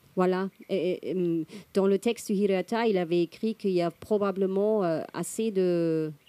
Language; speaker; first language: French; non-native, fluent; German